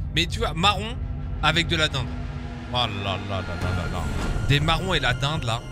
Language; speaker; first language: French; native; French